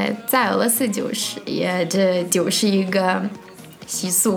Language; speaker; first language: Chinese; non-native, fluent; Russian